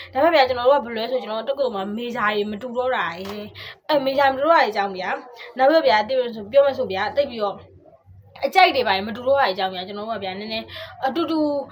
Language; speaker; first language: Burmese; non-native, local second language; Shan